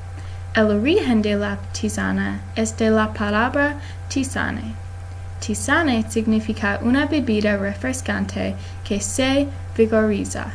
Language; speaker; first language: Spanish; non-native, learner; English